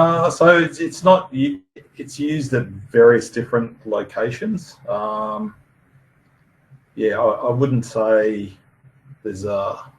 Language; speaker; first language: English; native; English